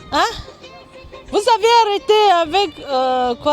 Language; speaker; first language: French; non-native, fluent; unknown